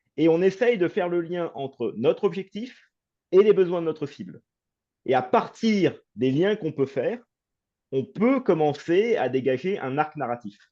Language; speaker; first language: French; native; French